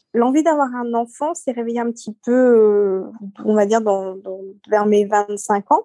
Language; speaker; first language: French; early bilingual, other home language; Seselwa Creole French